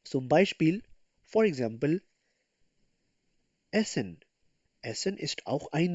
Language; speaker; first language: German; non-native, fluent; Urdu